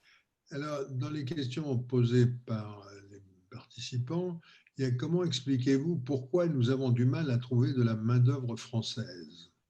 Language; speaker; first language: French; native; French